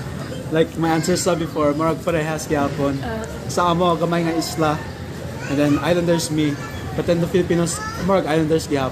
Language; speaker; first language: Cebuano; non-native, learner; English